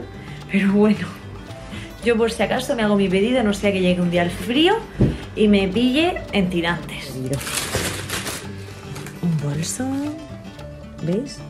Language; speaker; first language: Spanish; native; Spanish